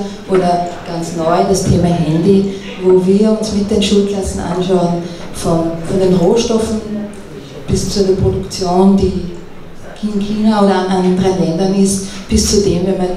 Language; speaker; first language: German; native; German